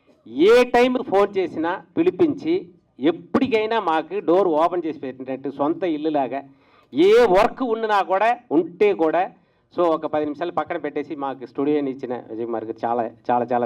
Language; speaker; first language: Telugu; native; Telugu